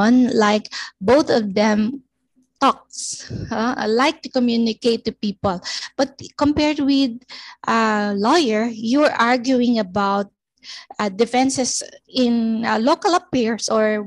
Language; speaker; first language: English; non-native, local second language; Filipino